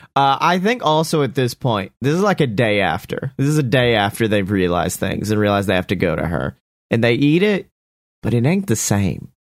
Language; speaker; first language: English; native; English